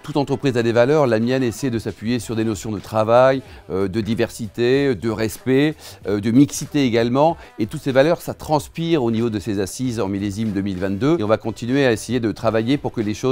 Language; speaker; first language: French; native; French